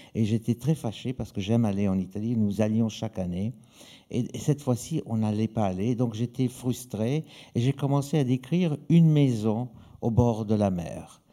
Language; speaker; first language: French; native; French